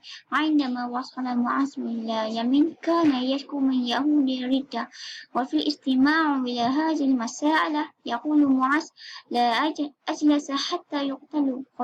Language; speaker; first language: Arabic; non-native, learner; Malay